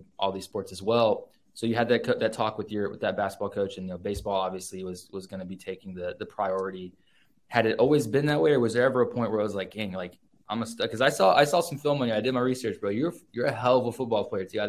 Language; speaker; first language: English; native; English